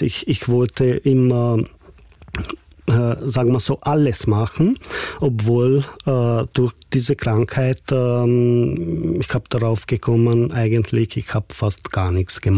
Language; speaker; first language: German; non-native, fluent; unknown